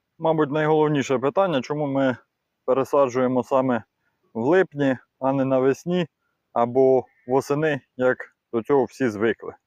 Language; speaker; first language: Ukrainian; non-native, local second language; Russian